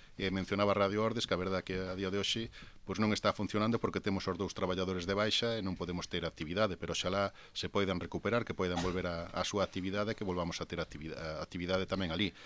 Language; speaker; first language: Galician; native; Galician